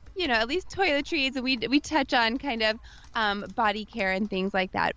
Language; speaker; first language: English; native; English